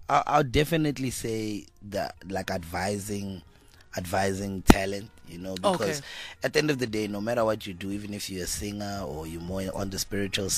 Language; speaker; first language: English; non-native, local second language; Tswana